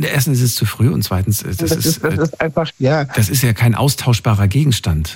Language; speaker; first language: German; native; German